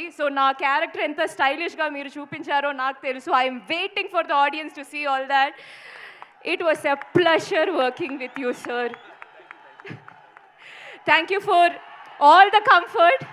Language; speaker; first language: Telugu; non-native, learner; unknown